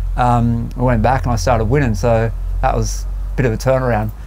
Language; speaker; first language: English; native; English